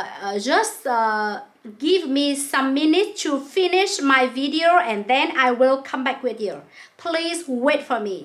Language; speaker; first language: English; non-native, local second language; Vietnamese